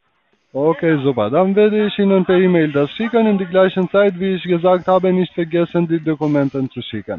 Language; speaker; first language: German; non-native, learner; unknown